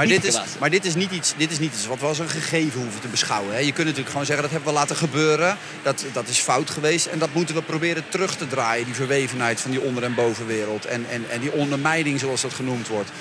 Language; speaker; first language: Dutch; native; Dutch